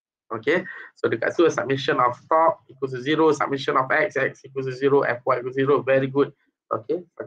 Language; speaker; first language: English; non-native, local second language; Malay